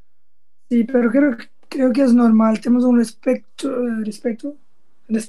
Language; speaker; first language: Spanish; non-native, learner; Portuguese